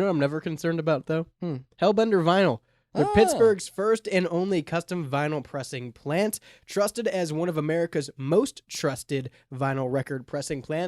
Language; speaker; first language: English; native; English